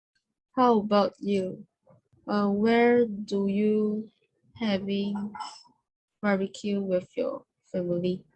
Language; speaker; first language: English; non-native, learner; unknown